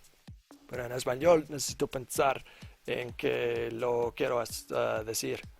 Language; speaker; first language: Spanish; non-native, learner; English